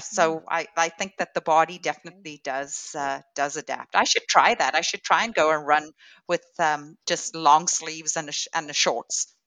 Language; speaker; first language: English; native; English